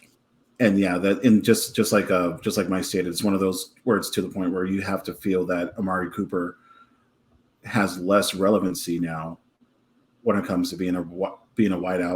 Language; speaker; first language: English; native; English